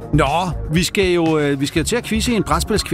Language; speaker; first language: Danish; native; Danish